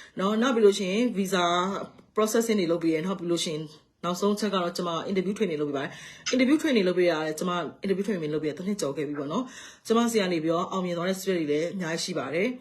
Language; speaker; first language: Burmese; native; Burmese